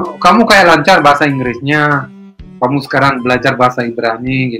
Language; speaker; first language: Indonesian; non-native, fluent; Hebrew